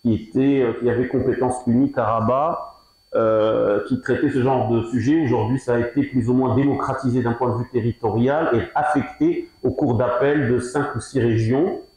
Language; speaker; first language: French; non-native, local second language; Arabic